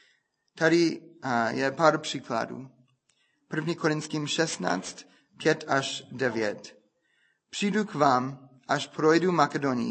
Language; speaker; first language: Czech; non-native, fluent; English